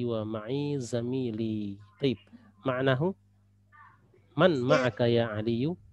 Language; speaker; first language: Arabic; non-native, fluent; Indonesian